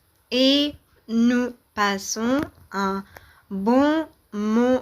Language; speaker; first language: French; non-native, fluent; Tamil